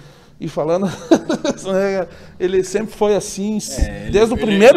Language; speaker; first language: Portuguese; native; Portuguese